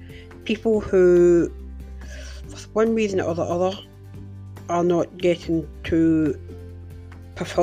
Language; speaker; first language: English; native; English